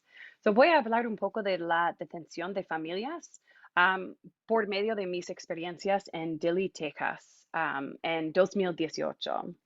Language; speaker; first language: Spanish; non-native, fluent; English